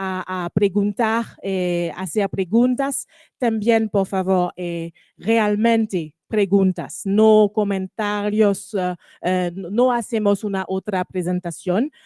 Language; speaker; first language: Spanish; non-native, learner; French